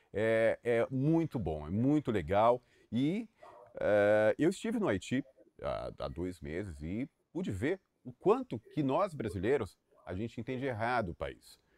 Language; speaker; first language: Portuguese; native; Portuguese